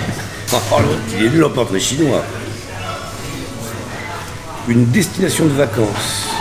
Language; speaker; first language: French; native; French